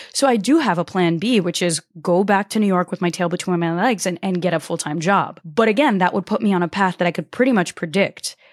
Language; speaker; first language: English; early bilingual, other home language; Portuguese